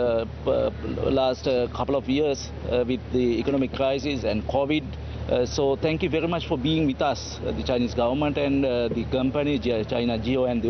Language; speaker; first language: English; non-native, local second language; Sinhala